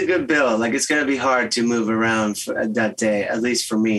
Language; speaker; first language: English; non-native, fluent; Spanish